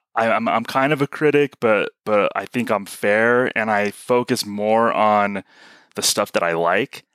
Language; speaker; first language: English; native; English